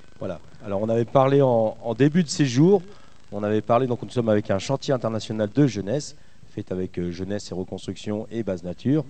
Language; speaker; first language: French; native; French